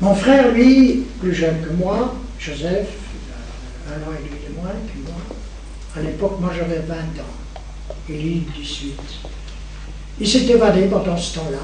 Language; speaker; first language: French; native; French